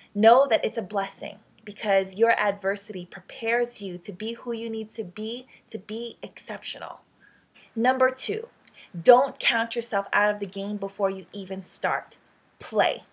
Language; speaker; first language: English; early bilingual, other home language; Filipino